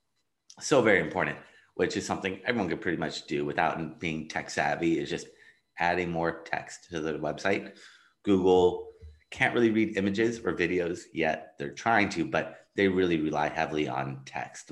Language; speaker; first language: English; native; English